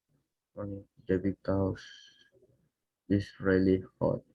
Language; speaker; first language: English; non-native, learner; Spanish